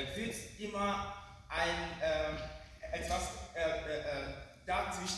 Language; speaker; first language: German; non-native, learner; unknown